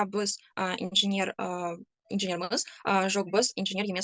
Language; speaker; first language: Kazakh; non-native, learner; Russian